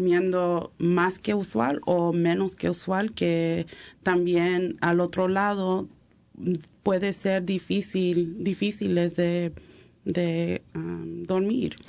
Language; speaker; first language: Spanish; early bilingual, heritage; English